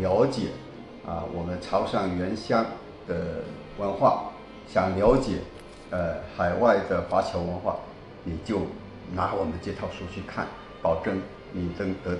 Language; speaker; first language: Chinese; native; Chinese